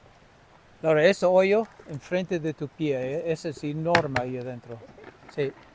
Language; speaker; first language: Spanish; non-native, learner; English